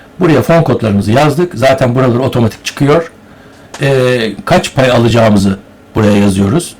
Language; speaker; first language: Turkish; native; Turkish